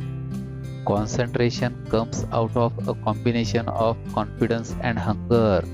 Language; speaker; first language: English; non-native, local second language; Marathi